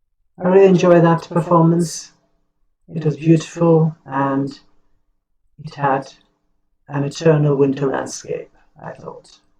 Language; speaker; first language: English; non-native, fluent; Norwegian